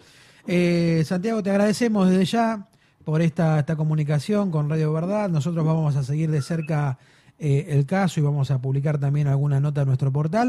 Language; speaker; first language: Spanish; native; Spanish